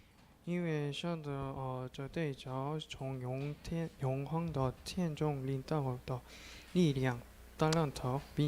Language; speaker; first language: Chinese; non-native, learner; Korean